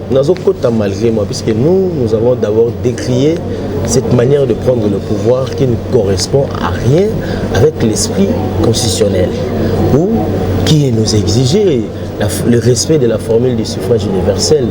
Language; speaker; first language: French; non-native, local second language; Lingala